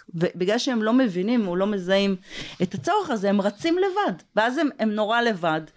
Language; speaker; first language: Hebrew; native; Hebrew